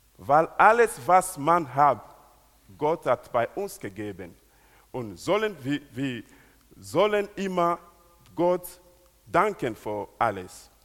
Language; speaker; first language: German; non-native, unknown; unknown